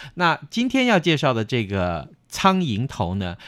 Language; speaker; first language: Chinese; native; Chinese